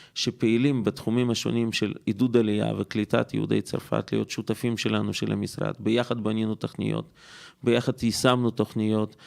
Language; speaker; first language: Hebrew; non-native, fluent; Russian